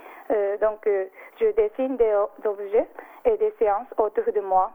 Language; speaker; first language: French; non-native, learner; Japanese